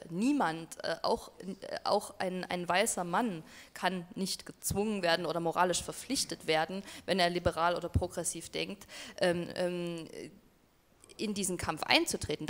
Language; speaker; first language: German; native; German